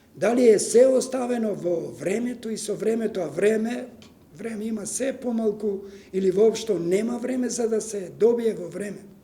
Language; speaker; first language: Macedonian; non-native, local second language; Serbian